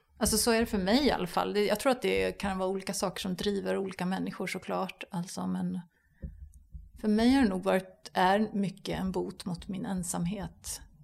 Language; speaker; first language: Swedish; native; Swedish